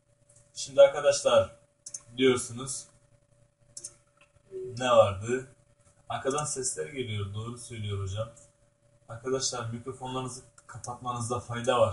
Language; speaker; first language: Turkish; native; Turkish